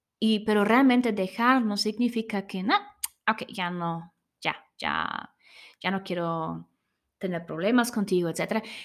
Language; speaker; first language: Spanish; non-native, learner; German